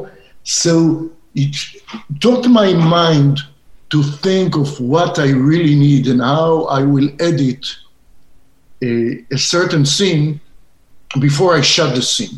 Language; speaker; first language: English; non-native, fluent; Hebrew